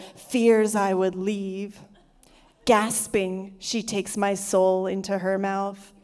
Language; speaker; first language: English; native; English